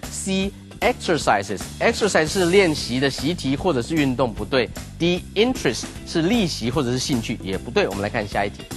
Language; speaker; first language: Chinese; native; Chinese